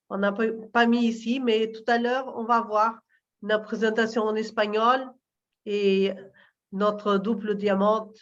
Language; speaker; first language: French; non-native, fluent; Portuguese